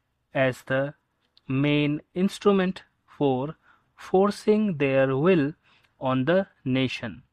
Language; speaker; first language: English; non-native, local second language; Hindi